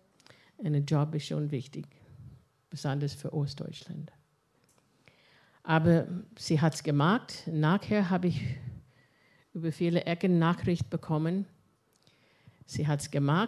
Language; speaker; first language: German; non-native, fluent; English